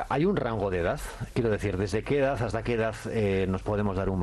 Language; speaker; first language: Spanish; native; Spanish